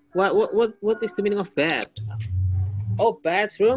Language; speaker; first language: English; non-native, fluent; Indonesian